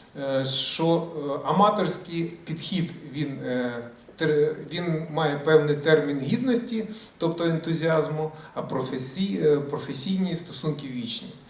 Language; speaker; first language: Ukrainian; early bilingual, other home language; Russian